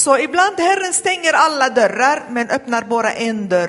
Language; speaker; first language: Swedish; non-native, fluent; Arabic